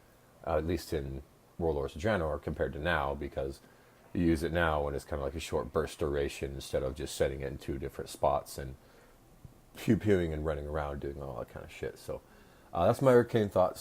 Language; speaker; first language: English; native; English